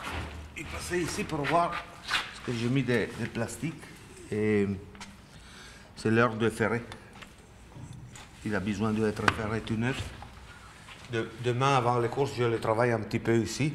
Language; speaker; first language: French; non-native, learner; Italian